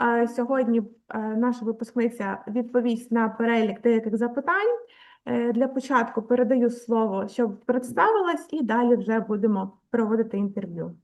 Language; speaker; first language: Ukrainian; native; Ukrainian